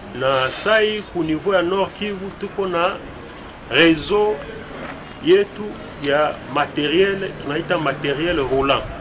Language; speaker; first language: Swahili; native; Swahili